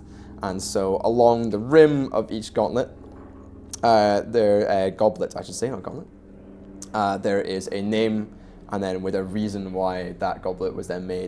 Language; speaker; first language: English; native; English